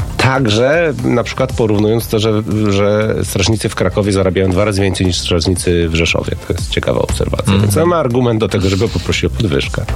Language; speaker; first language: Polish; native; Polish